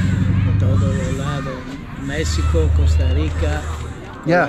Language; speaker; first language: Spanish; non-native, learner; Italian